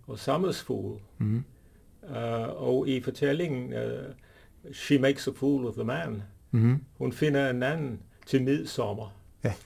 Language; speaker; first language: Danish; non-native, fluent; English